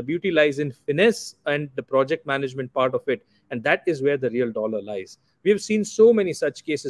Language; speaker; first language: English; non-native, local second language; Gujarati